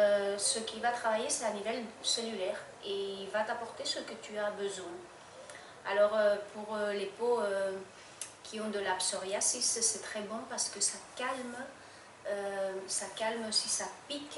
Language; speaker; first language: French; non-native, fluent; Spanish